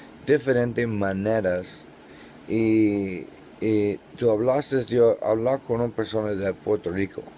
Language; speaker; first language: Spanish; non-native, learner; English